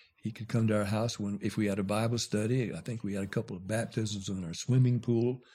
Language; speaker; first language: English; native; English